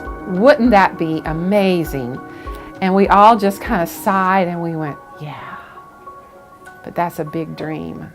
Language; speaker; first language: English; native; English